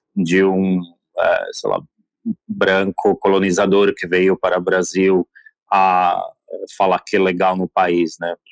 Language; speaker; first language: Portuguese; non-native, fluent; Slovak